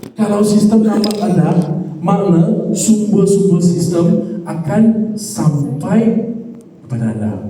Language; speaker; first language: Malay; non-native, local second language; Chinese